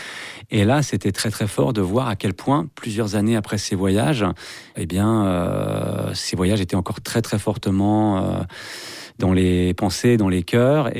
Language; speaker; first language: French; native; French